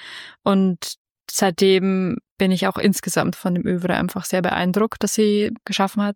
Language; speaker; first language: German; native; German